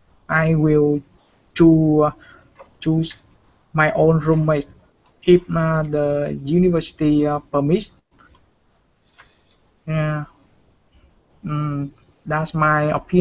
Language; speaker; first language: English; non-native, learner; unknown